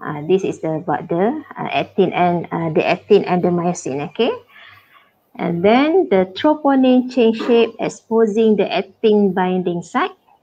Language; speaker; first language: English; non-native, local second language; Malay